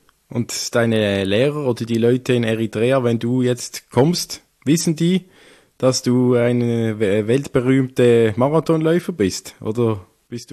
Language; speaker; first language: German; native; German